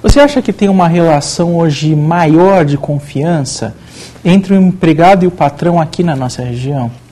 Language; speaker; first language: Portuguese; native; Portuguese